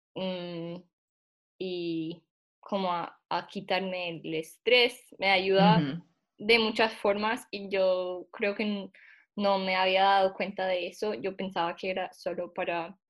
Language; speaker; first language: Spanish; non-native, fluent; English